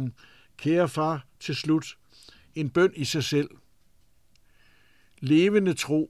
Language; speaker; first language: Danish; native; Danish